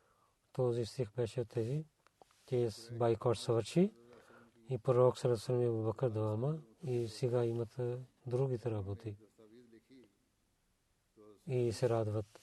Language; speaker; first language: Bulgarian; non-native, learner; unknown